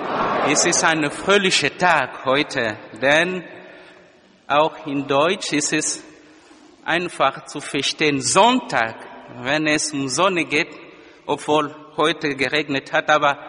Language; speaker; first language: German; non-native, fluent; Lingala